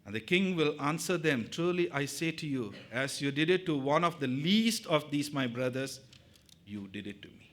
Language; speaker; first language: English; non-native, local second language; Tamil